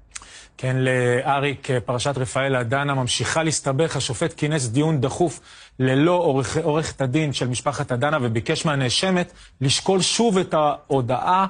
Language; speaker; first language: Hebrew; native; Hebrew